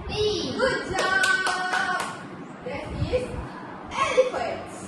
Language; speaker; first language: English; non-native, learner; Malay